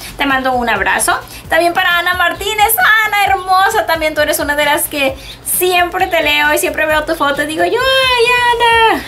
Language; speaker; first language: Spanish; early bilingual, heritage; Spanish